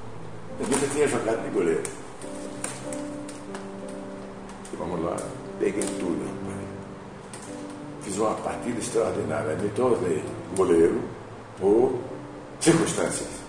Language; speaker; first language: Portuguese; native; Portuguese